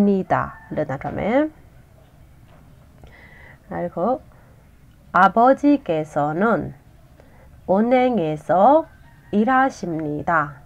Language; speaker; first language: Korean; non-native, learner; Burmese